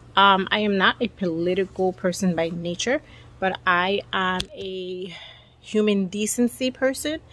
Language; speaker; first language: English; early bilingual, other home language; Spanish